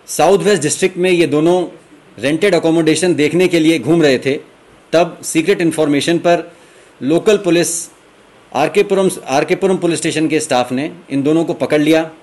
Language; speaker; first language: Hindi; native; Hindi